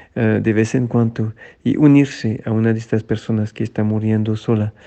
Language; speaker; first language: Spanish; non-native, fluent; French